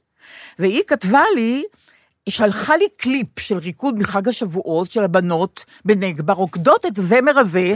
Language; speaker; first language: Hebrew; native; Hebrew